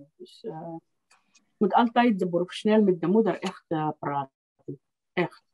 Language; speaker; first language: Dutch; non-native, fluent; Arabic